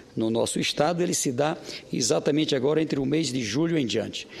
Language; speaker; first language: Portuguese; native; Portuguese